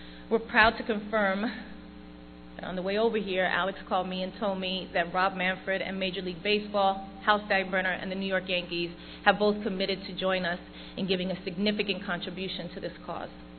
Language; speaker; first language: English; early bilingual, other home language; Spanish